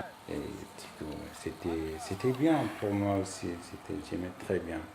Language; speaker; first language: French; non-native, learner; Arabic